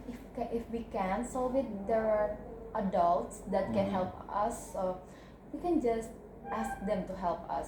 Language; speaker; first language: English; non-native, learner; Indonesian